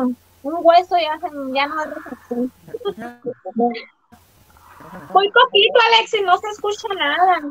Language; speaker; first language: Spanish; native; Spanish